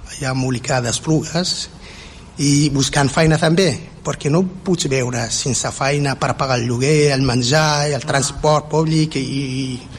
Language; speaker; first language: Catalan; non-native, learner; Central Atlas Tamazight